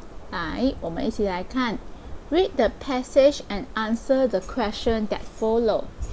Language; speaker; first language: English; non-native, local second language; Chinese